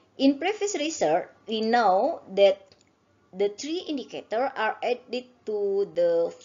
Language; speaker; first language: English; non-native, learner; Indonesian